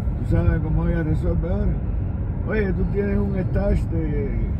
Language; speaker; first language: Spanish; native; Spanish